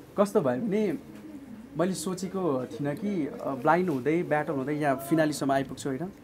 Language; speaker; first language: Nepali; native; Nepali